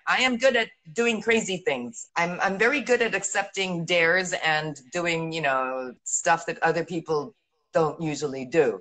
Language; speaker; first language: English; early bilingual, heritage; English